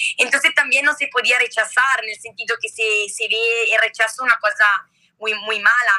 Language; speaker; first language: Spanish; non-native, learner; Italian